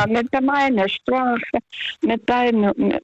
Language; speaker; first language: German; non-native, fluent; Russian